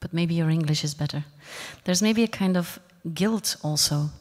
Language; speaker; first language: English; non-native, fluent; Dutch